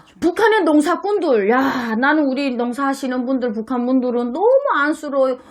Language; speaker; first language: Korean; native; Korean